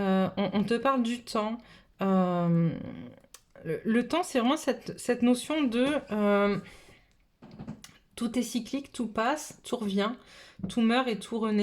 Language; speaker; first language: French; native; French